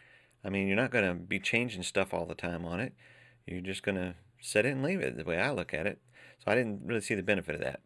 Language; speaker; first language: English; native; English